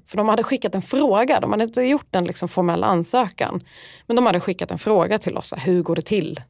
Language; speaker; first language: Swedish; early bilingual, other home language; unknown